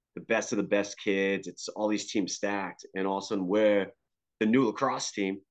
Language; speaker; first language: English; native; English